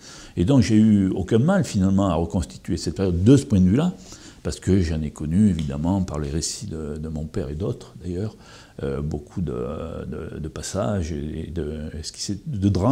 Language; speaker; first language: French; native; French